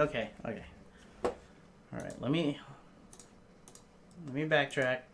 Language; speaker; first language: English; native; English